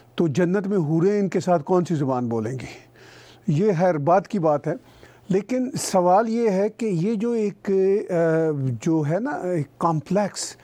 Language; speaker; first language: Urdu; non-native, local second language; Punjabi